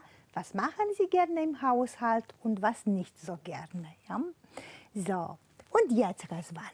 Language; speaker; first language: German; non-native, fluent; Romanian